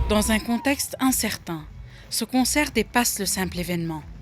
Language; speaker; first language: French; non-native, local second language; Arabic